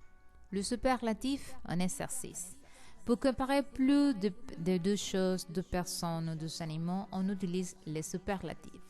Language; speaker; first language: French; non-native, learner; Spanish